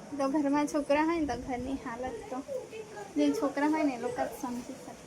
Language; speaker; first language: Gujarati; non-native, local second language; Vasavi